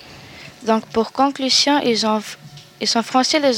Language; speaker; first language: French; native; French